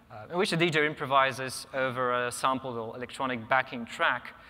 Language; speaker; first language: English; non-native, fluent; Polish